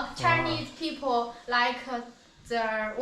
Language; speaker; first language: English; non-native, learner; Chinese